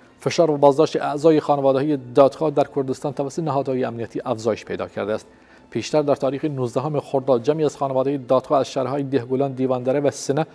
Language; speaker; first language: Persian; non-native, local second language; Central Kurdish